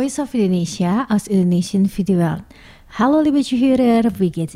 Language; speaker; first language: German; non-native, fluent; Indonesian